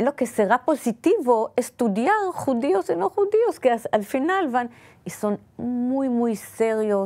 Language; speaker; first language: Spanish; non-native, fluent; Hebrew